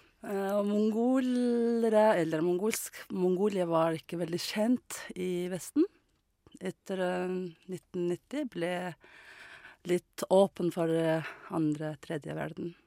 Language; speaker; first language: Norwegian; non-native, learner; Mongolian